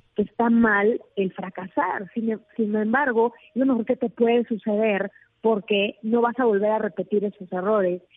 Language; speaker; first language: Spanish; native; Spanish